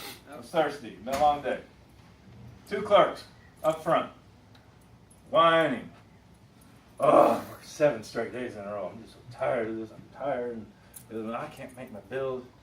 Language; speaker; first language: English; native; English